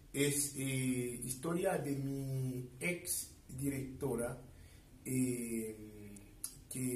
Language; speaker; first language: Spanish; non-native, fluent; Haitian Creole